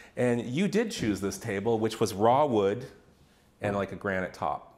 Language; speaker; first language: English; native; English